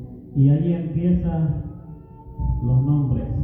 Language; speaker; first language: Spanish; native; Spanish